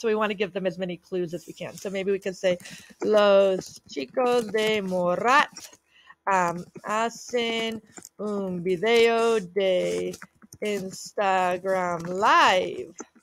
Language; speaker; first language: English; native; English